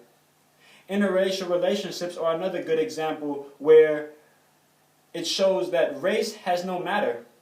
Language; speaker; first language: English; native; English